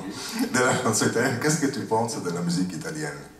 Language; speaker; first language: French; non-native, fluent; Italian